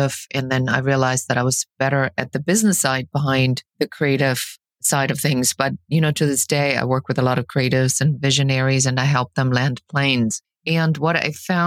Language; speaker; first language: English; non-native, fluent; German